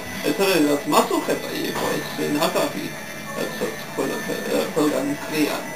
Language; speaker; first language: Georgian; non-native, learner; English